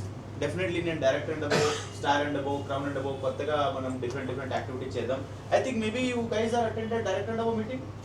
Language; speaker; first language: Telugu; non-native, learner; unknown